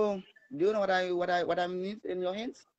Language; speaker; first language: English; non-native, learner; Haitian Creole